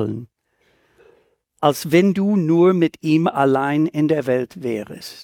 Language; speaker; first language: German; native; German